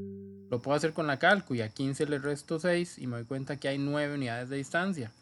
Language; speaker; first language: Spanish; native; Spanish